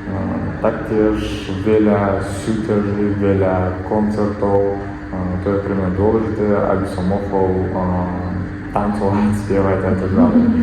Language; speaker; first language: Slovak; non-native, learner; Kazakh